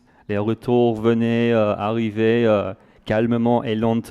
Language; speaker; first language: French; non-native, fluent; English